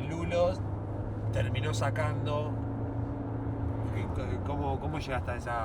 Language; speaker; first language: Spanish; native; Spanish